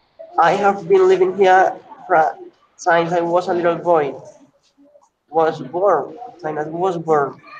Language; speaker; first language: English; non-native, learner; Spanish